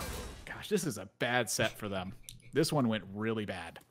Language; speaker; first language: English; native; English